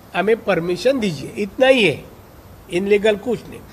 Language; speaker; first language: Hindi; non-native, local second language; Marathi